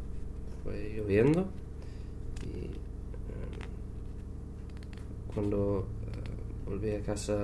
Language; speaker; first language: Spanish; non-native, learner; English